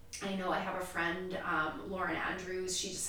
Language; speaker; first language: English; native; English